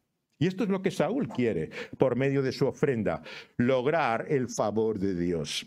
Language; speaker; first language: Spanish; native; Spanish